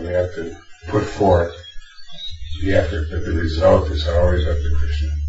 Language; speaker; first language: English; native; English